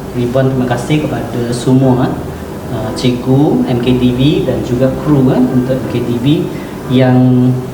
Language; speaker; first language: Malay; non-native, local second language; Chinese